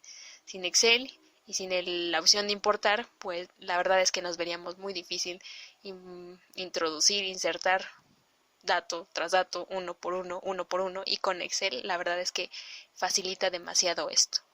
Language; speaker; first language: Spanish; native; Spanish